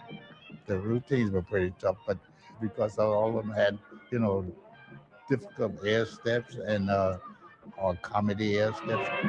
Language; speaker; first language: English; native; English